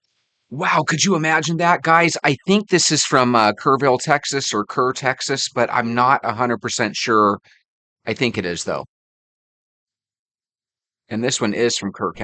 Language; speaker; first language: English; native; English